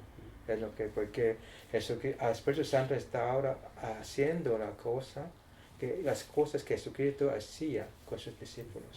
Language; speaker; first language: Spanish; non-native, learner; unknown